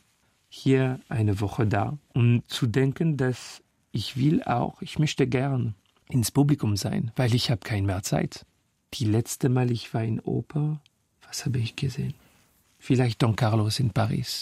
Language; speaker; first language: German; non-native, fluent; French